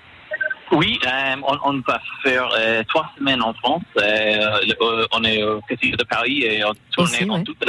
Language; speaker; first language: French; non-native, learner; English